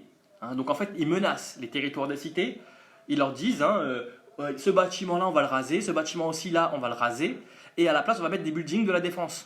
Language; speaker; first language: French; native; French